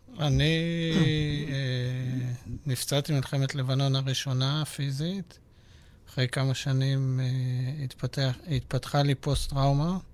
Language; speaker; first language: Hebrew; native; Hebrew